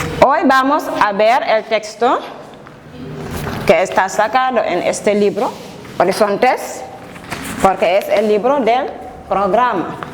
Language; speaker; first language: Spanish; non-native, fluent; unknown